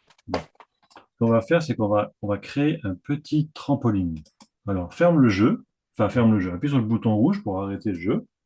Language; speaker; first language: French; native; French